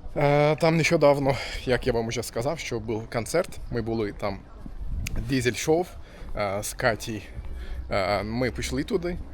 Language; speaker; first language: Ukrainian; non-native, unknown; Turkish